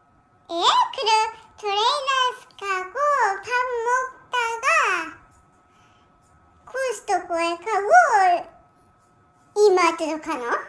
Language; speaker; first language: Korean; non-native, fluent; Japanese